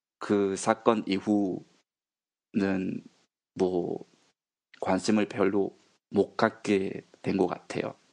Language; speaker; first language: Korean; non-native, fluent; Japanese